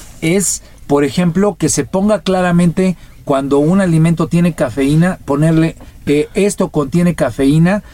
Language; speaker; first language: Spanish; native; Spanish